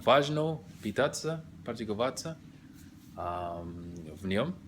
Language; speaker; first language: Russian; non-native, learner; English